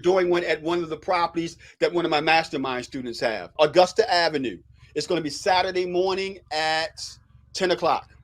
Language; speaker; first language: English; native; English